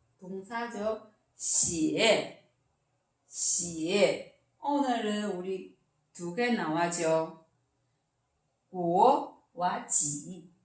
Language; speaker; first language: Korean; non-native, learner; Chinese